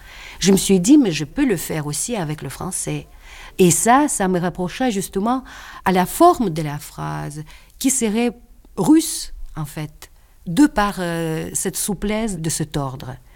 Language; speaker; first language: French; non-native, fluent; Russian